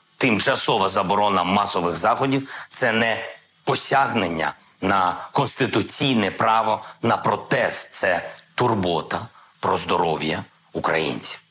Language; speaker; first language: Ukrainian; non-native, local second language; Russian